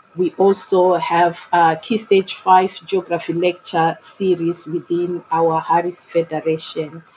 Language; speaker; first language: English; non-native, local second language; Shona